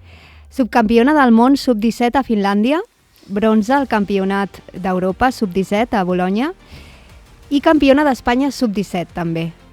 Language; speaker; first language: Catalan; native; Catalan